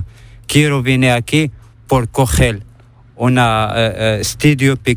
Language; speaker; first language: Spanish; non-native, learner; Arabic